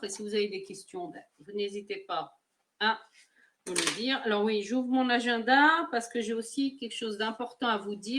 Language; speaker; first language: French; native; French